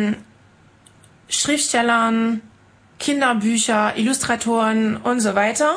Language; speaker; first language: German; non-native, fluent; French